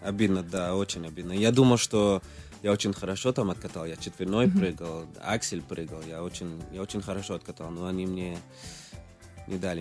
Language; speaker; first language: Russian; early bilingual, other home language; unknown